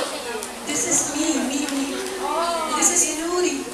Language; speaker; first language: English; non-native, fluent; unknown